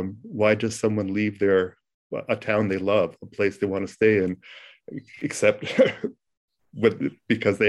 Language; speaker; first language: English; early bilingual, other home language; Ukrainian